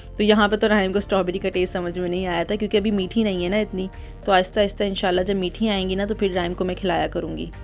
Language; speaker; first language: Urdu; native; Urdu